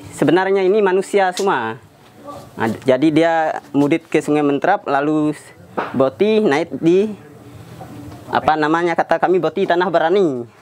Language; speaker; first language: Indonesian; non-native, local second language; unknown